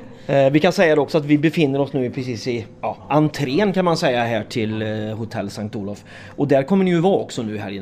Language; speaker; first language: Swedish; native; Swedish